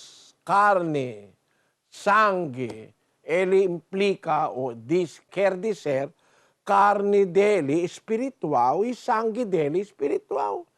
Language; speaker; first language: Portuguese; non-native, learner; Filipino